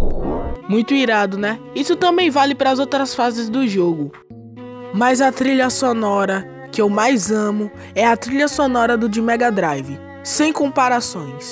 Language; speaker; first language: Portuguese; native; Portuguese